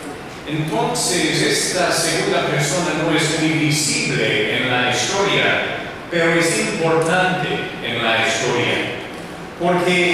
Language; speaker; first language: Spanish; non-native, learner; English